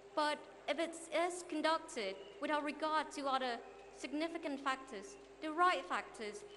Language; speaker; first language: English; non-native, fluent; Thai